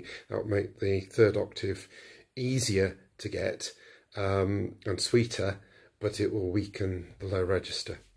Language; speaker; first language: English; native; English